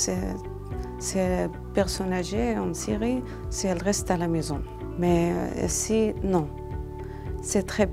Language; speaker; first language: French; non-native, learner; Arabic